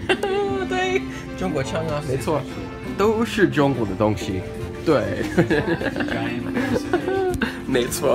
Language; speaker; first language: Chinese; non-native, fluent; English